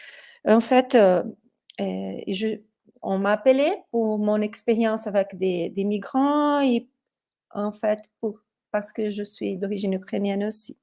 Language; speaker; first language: French; non-native, fluent; Portuguese